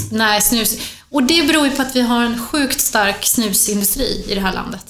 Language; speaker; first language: Swedish; native; Swedish